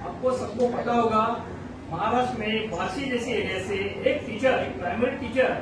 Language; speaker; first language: Hindi; non-native, local second language; Marathi